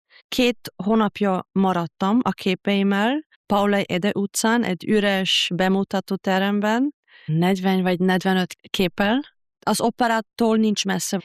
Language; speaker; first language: Hungarian; non-native, learner; German